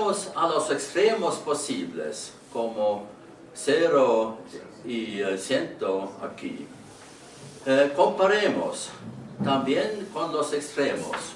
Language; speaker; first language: Spanish; non-native, learner; Estonian